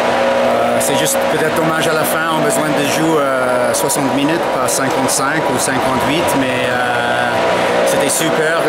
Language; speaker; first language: French; non-native, fluent; English